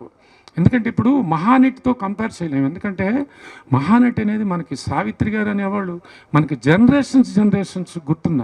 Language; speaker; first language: Telugu; native; Telugu